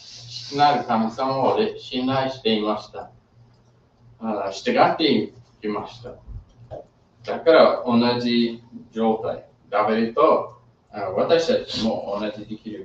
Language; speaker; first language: Japanese; non-native, fluent; English